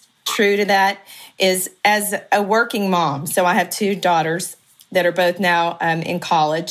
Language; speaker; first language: English; native; English